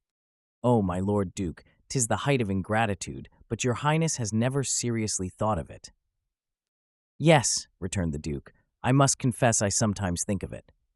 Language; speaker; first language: English; native; English